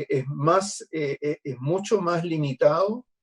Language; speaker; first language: Spanish; native; Spanish